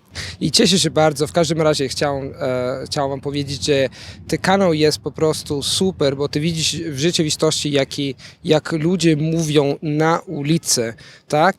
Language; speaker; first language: Polish; non-native, fluent; Italian